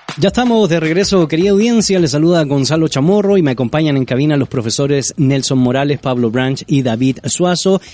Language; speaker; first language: Spanish; native; Spanish